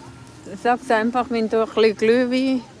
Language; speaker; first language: German; non-native, learner; Cebuano